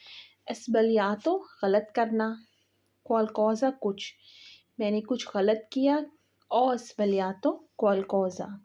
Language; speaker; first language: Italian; non-native, fluent; Urdu